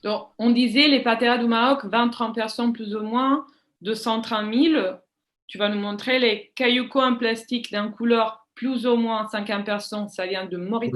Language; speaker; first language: French; non-native, learner; Spanish